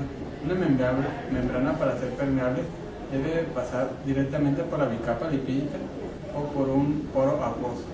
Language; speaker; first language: Spanish; native; Spanish